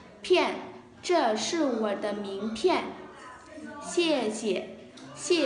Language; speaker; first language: Chinese; non-native, fluent; Vietnamese